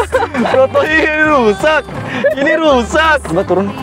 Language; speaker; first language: Indonesian; native; Indonesian